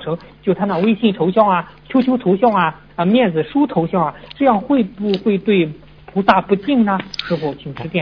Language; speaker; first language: Chinese; native; Chinese